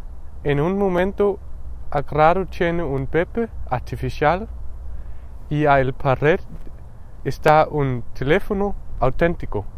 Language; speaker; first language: Spanish; non-native, learner; Danish